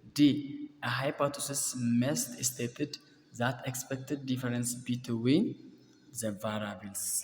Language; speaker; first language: English; non-native, local second language; Amharic